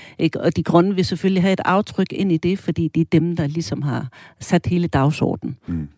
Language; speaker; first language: Danish; early bilingual, other home language; German